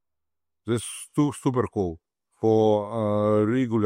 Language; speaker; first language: English; non-native, learner; Russian